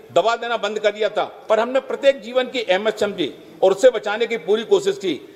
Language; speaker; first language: Hindi; native; Hindi